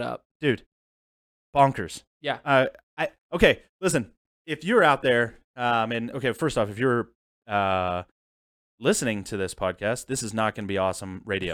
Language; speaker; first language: English; native; English